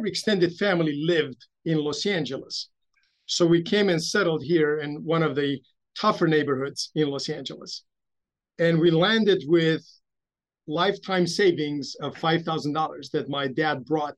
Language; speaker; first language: English; early bilingual, other home language; Romanian